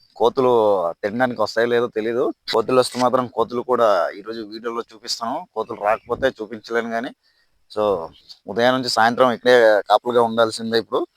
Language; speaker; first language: Telugu; non-native, local second language; Odia